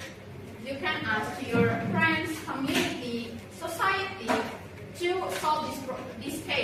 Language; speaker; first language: English; non-native, learner; Indonesian